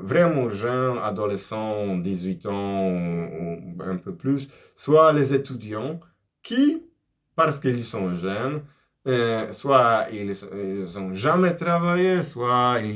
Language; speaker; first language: French; non-native, fluent; Polish